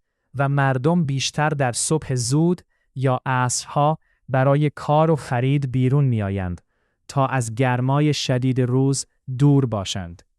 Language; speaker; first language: Persian; native; Persian